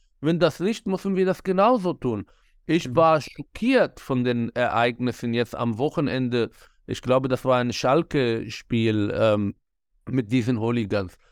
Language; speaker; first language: German; non-native, fluent; Arabic